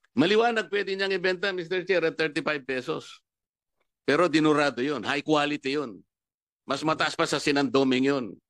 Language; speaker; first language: Filipino; non-native, local second language; Pampanga